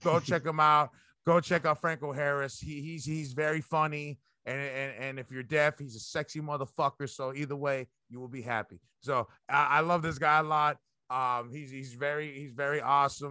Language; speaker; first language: English; early bilingual, other home language; Spanish